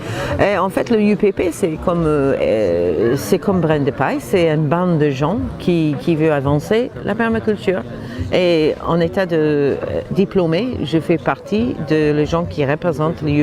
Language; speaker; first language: French; non-native, fluent; English